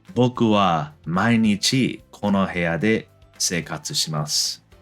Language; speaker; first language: Japanese; non-native, learner; English